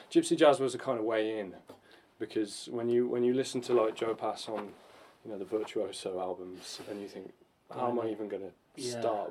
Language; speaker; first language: English; native; English